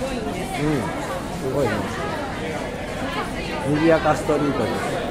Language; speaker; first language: Japanese; native; Japanese